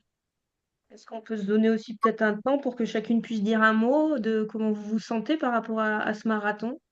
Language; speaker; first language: French; native; French